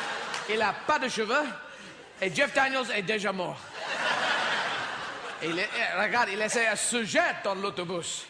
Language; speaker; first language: French; non-native, learner; English